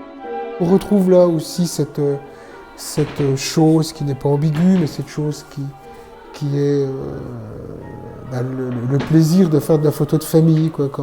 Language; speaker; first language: French; native; French